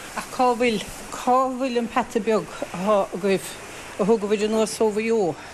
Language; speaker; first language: Irish; native; Irish